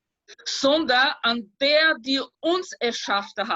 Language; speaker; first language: German; non-native, fluent; Portuguese